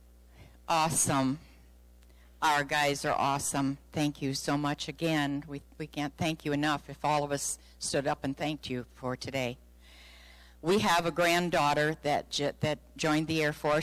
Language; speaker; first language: English; native; English